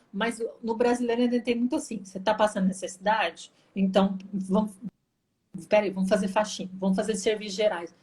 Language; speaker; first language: Portuguese; native; Portuguese